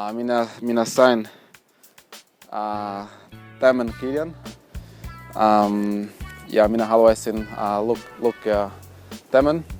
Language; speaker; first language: Finnish; non-native, fluent; Portuguese